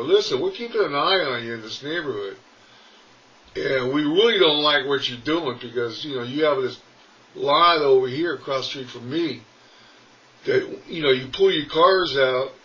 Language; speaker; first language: English; native; English